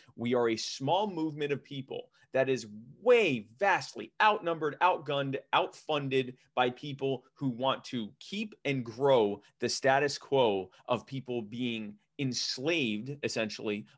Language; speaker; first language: English; native; English